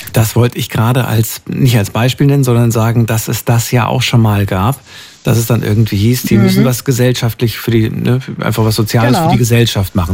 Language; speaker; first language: German; native; German